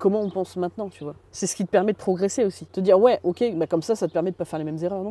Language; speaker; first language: French; native; French